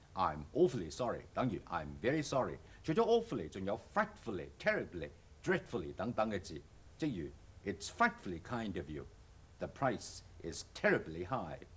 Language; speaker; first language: English; non-native, local second language; Cantonese